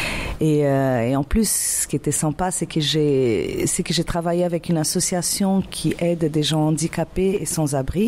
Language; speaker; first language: French; non-native, fluent; Portuguese